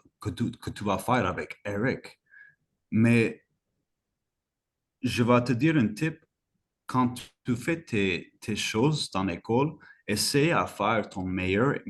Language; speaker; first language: French; non-native, fluent; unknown